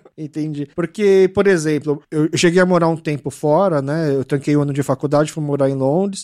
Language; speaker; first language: Portuguese; early bilingual, other home language; Korean